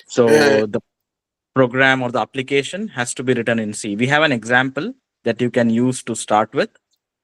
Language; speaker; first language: English; non-native, fluent; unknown